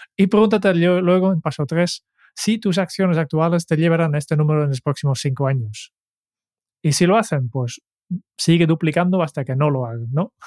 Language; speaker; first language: Spanish; non-native, fluent; Dutch